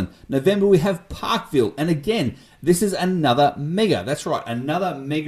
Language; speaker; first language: English; native; English